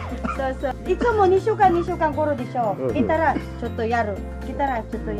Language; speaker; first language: Japanese; non-native, learner; Filipino